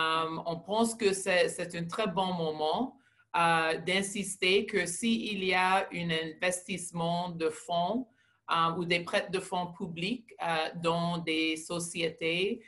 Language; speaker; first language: French; non-native, local second language; English